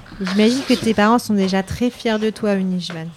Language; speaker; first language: French; native; French